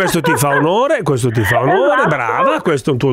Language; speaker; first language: Italian; native; Italian